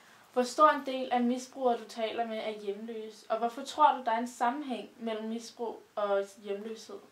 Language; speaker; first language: Danish; native; Danish